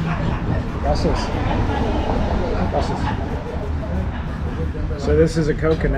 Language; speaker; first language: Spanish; non-native, learner; English